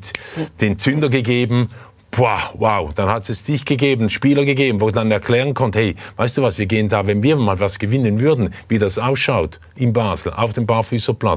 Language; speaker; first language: German; native; German